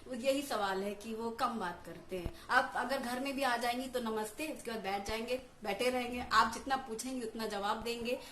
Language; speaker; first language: Hindi; native; Hindi